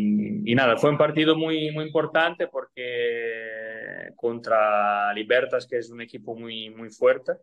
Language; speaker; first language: Spanish; non-native, fluent; Italian